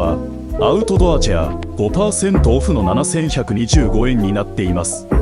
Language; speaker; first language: Japanese; native; Japanese